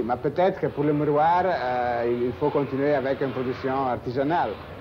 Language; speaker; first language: French; non-native, fluent; Italian